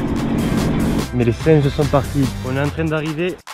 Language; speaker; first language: French; native; French